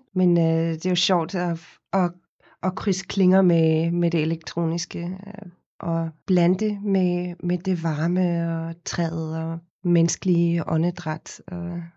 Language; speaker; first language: Danish; non-native, fluent; Afrikaans